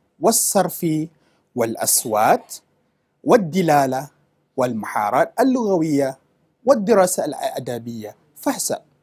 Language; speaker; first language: Arabic; non-native, fluent; Malay